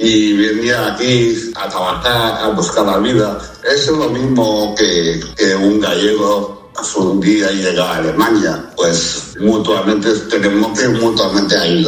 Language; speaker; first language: Spanish; non-native, fluent; Chinese